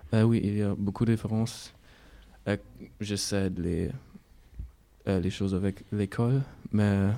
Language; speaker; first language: French; non-native, learner; German